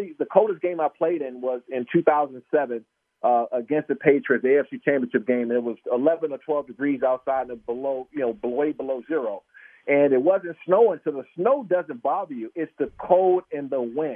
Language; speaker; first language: English; native; English